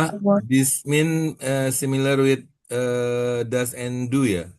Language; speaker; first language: English; non-native, learner; Indonesian